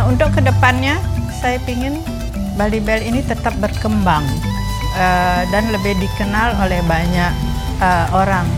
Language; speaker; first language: Indonesian; non-native, local second language; Balinese